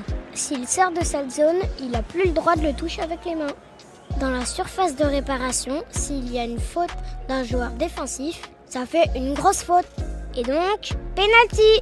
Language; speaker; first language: French; native; French